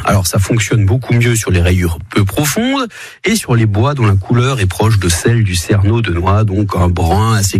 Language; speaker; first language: French; native; French